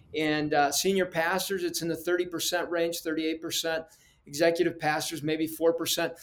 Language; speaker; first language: English; early bilingual, other home language; Spanish